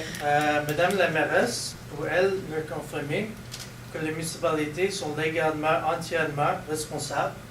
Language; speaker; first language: French; non-native, local second language; English